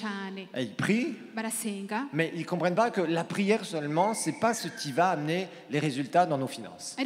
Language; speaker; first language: French; native; French